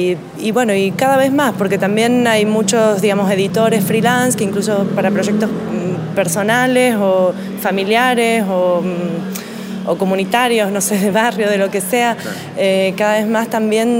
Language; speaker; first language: Spanish; native; Spanish